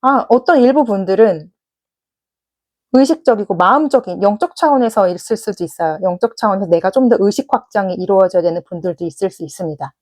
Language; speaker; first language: Korean; native; Korean